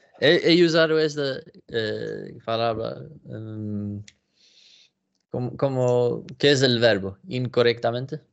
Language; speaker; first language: Spanish; non-native, learner; Swedish